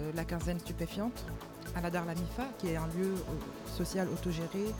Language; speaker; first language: French; non-native, local second language; Arabic